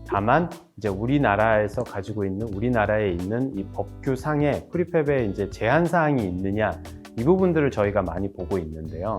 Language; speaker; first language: Korean; native; Korean